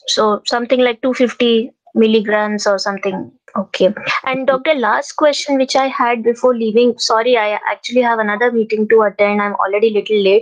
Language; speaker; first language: English; non-native, local second language; Hindi